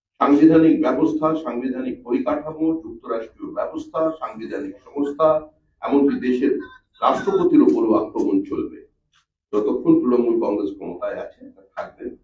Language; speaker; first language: Bangla; native; Bangla